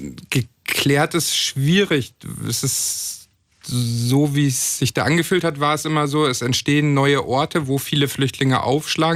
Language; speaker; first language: German; native; German